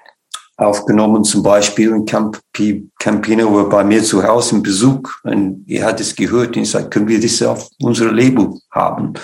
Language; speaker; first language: German; non-native, fluent; English